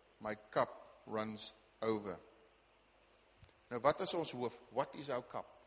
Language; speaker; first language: English; non-native, local second language; Afrikaans